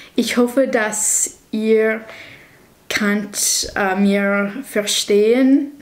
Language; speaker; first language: German; non-native, learner; English